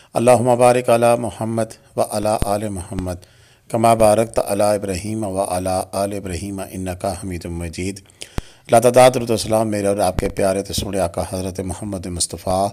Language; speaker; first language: Urdu; non-native, local second language; Pahari-Potwari